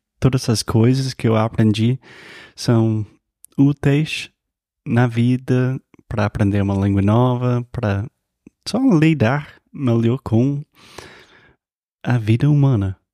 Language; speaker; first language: Portuguese; non-native, fluent; English